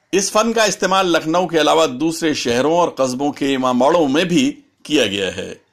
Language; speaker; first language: Urdu; native; Urdu